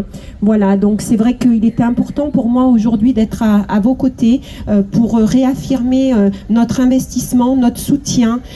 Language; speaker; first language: French; native; French